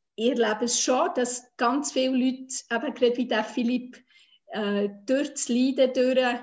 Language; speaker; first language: German; non-native, fluent; Swiss German